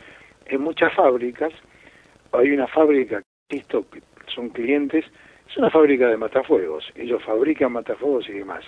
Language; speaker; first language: Spanish; native; Spanish